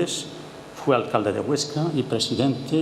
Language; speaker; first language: Spanish; native; Spanish